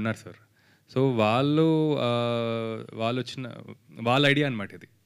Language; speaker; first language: Telugu; native; Telugu